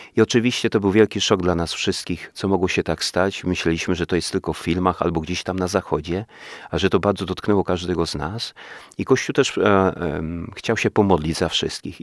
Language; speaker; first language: Polish; native; Polish